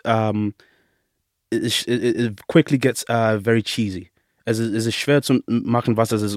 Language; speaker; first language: English; early bilingual, other home language; Shona